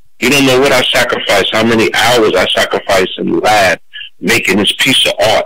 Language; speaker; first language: English; native; English